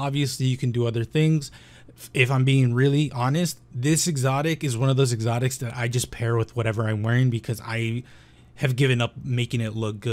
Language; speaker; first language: English; native; English